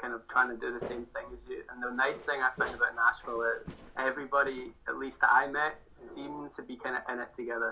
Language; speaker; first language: English; native; English